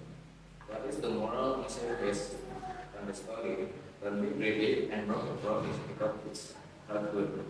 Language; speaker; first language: English; non-native, learner; Indonesian